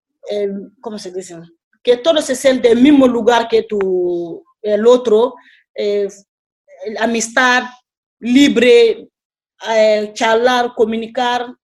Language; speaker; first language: Spanish; non-native, learner; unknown